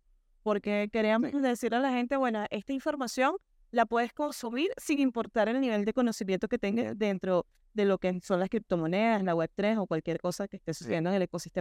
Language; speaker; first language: Spanish; native; Spanish